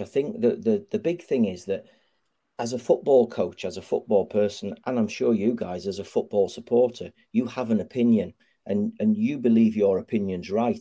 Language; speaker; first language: English; native; English